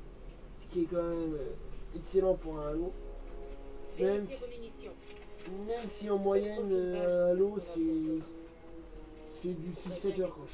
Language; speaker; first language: French; native; French